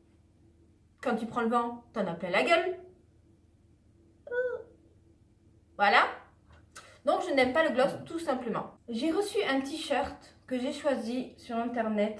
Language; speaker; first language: French; native; French